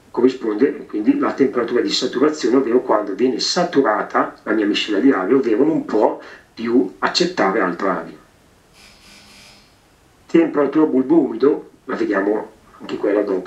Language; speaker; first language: Italian; native; Italian